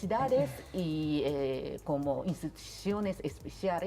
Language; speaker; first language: Spanish; non-native, learner; Japanese